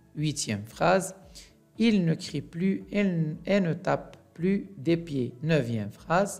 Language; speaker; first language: French; non-native, local second language; Arabic